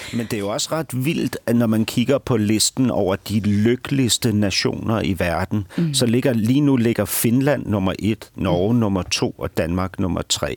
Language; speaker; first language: Danish; native; Danish